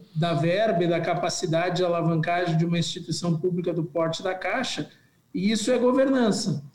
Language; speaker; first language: Portuguese; native; Portuguese